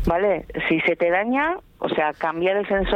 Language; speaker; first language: Spanish; native; Spanish